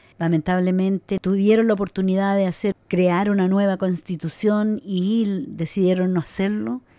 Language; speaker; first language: Spanish; native; Spanish